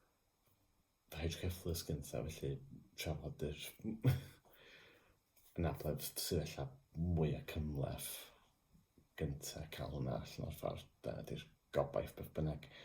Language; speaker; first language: Welsh; non-native, local second language; English